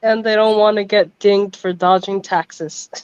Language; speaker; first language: English; native; English